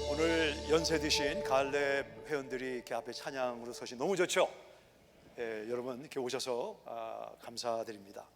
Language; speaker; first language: Korean; native; Korean